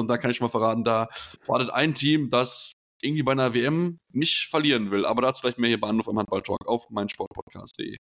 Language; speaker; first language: German; native; German